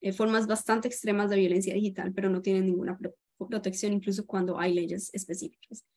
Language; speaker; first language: Spanish; native; Spanish